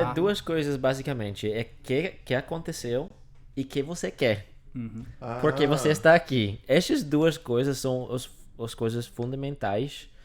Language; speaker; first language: Portuguese; non-native, fluent; English